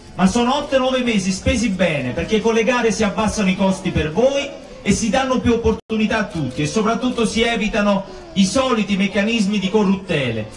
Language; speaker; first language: Italian; native; Italian